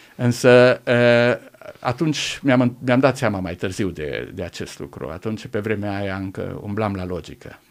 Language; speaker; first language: Romanian; non-native, local second language; German